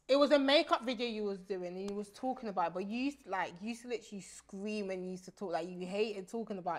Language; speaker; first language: English; early bilingual, other home language; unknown